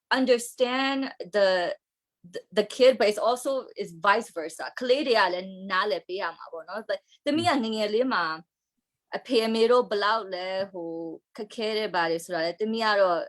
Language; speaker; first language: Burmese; non-native, local second language; Hakha Chin